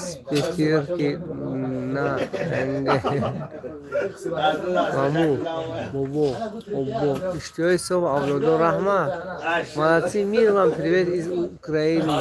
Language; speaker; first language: Russian; non-native, local second language; Tajik